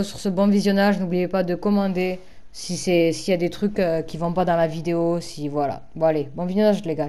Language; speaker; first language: French; native; French